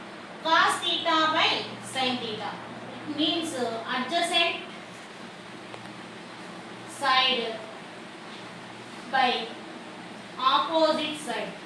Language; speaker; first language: English; non-native, local second language; Telugu